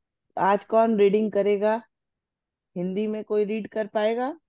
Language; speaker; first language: Hindi; non-native, local second language; Bangla